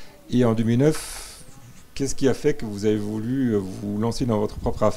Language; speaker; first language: French; native; French